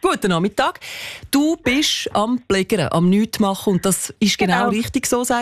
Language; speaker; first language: German; native; German